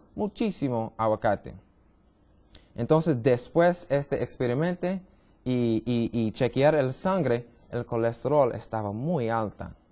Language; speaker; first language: Spanish; non-native, learner; English